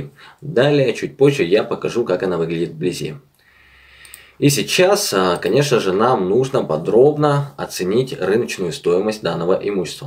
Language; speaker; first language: Russian; native; Russian